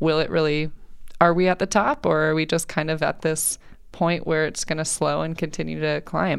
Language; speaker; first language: English; native; English